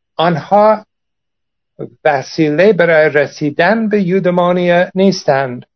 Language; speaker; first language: Persian; non-native, fluent; English